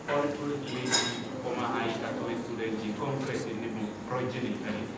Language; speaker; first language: Czech; non-native, learner; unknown